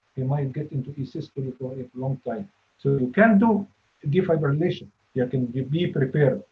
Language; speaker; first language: English; non-native, fluent; Arabic